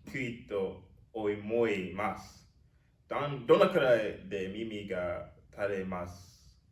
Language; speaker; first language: Japanese; non-native, learner; English